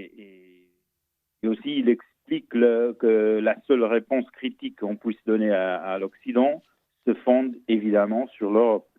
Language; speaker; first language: French; non-native, fluent; Portuguese